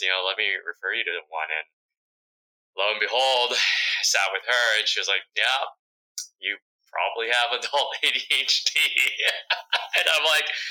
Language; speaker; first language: English; early bilingual, other home language; Vietnamese